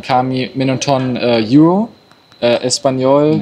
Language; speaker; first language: Indonesian; non-native, learner; German